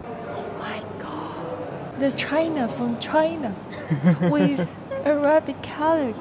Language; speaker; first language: English; non-native, learner; Chinese